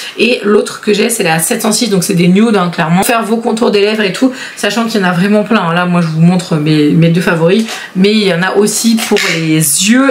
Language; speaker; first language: French; native; French